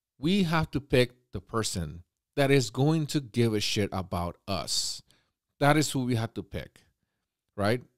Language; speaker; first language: English; native; English